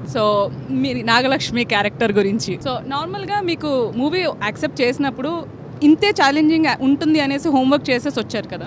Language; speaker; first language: Telugu; native; Telugu